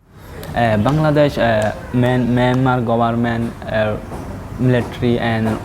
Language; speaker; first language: English; non-native, learner; Rohingya